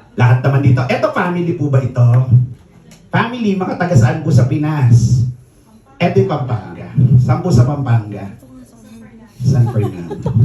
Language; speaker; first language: Filipino; native; Filipino